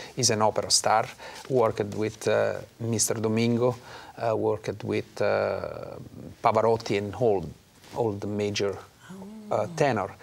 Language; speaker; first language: English; non-native, fluent; Italian